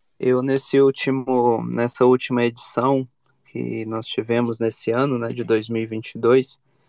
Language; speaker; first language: Portuguese; native; Portuguese